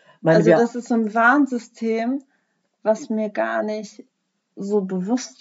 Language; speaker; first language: German; native; German